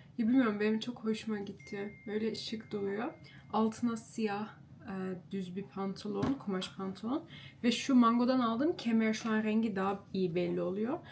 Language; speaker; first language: Turkish; native; Turkish